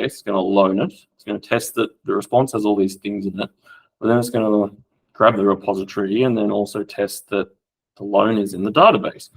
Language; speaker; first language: English; native; English